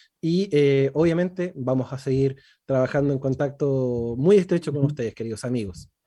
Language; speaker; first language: Spanish; native; Spanish